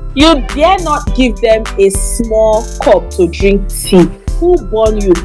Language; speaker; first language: English; non-native, local second language; Yoruba